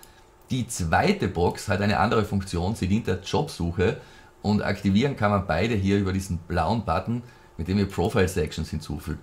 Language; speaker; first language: German; native; German